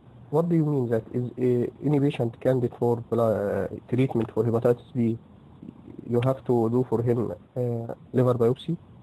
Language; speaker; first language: English; non-native, fluent; Arabic